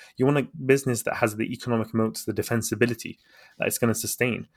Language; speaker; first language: English; native; English